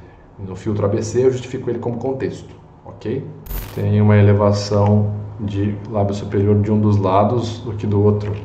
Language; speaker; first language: Portuguese; native; Portuguese